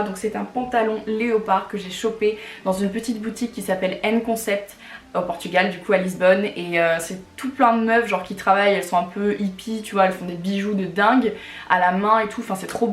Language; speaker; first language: French; native; French